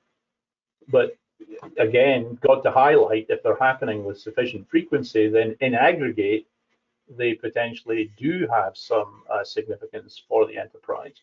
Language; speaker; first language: English; native; English